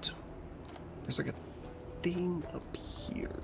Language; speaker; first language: English; native; English